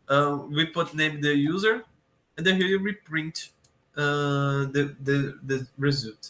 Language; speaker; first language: English; non-native, learner; Portuguese